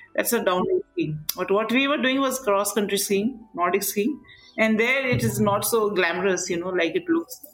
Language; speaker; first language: English; non-native, local second language; Nepali